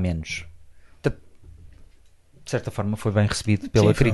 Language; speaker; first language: Portuguese; native; Portuguese